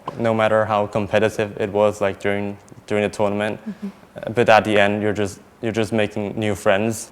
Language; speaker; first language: English; early bilingual, other home language; Thai